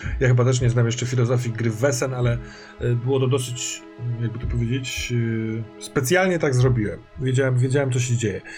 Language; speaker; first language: Polish; native; Polish